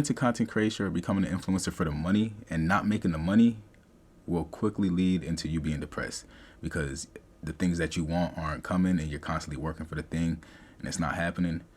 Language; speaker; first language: English; native; English